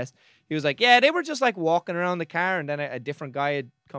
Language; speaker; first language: English; native; English